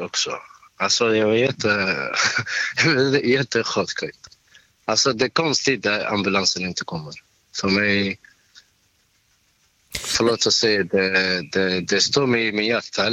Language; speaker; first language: Swedish; non-native, learner; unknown